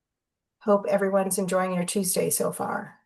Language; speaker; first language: English; native; English